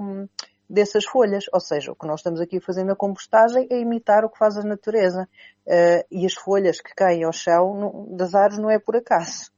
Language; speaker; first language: Portuguese; native; Portuguese